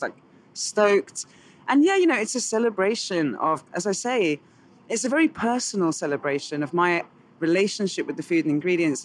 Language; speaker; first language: English; native; English